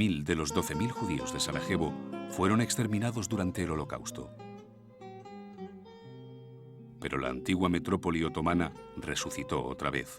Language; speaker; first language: Spanish; native; Spanish